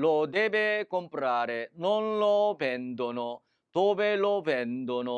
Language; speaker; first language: Italian; non-native, fluent; Korean